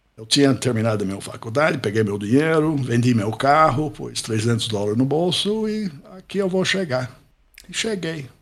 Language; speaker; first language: Portuguese; non-native, fluent; English